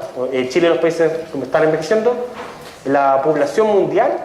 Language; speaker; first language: Spanish; native; Spanish